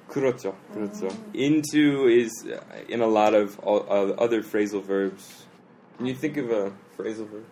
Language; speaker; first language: English; native; English